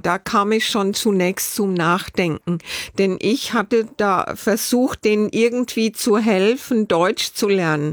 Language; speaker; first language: German; native; German